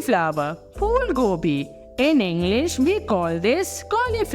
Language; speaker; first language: English; non-native, local second language; Hindi